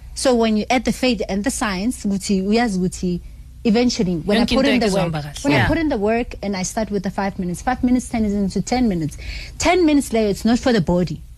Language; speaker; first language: English; non-native, local second language; Zulu